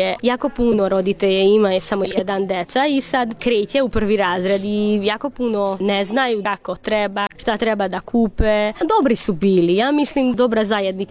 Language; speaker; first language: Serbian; non-native, local second language; Hungarian